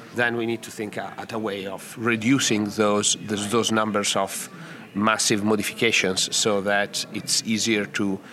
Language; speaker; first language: English; non-native, fluent; Italian